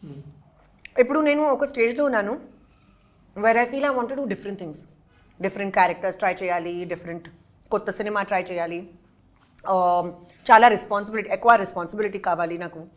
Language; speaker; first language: Telugu; non-native, fluent; Hindi